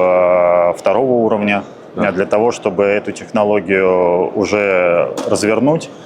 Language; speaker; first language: Russian; native; Russian